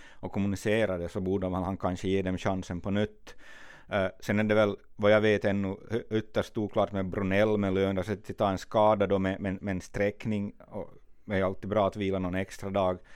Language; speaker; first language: Swedish; native; Swedish